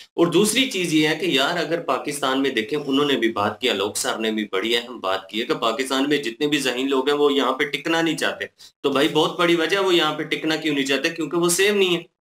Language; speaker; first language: Urdu; non-native, local second language; Punjabi